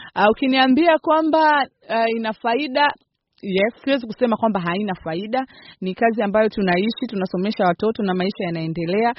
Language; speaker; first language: Swahili; native; Swahili